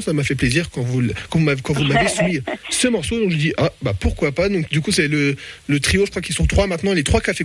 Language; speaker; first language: French; native; French